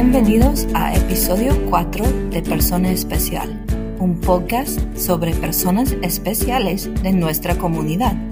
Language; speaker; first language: Spanish; non-native, learner; English